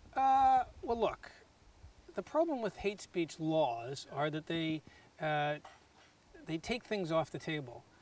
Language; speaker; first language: English; native; English